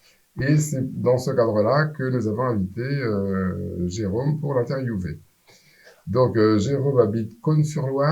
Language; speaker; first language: French; native; French